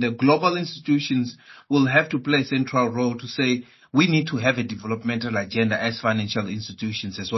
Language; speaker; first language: English; non-native, local second language; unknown